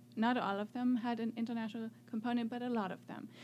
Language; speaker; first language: English; non-native, fluent; German